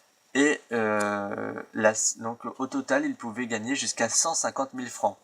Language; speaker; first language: French; native; French